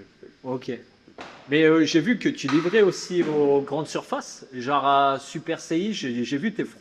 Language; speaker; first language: French; native; French